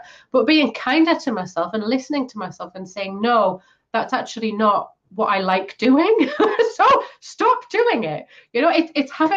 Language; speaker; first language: English; native; English